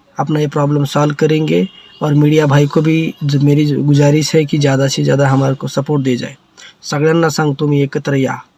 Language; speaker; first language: Hindi; non-native, local second language; Marathi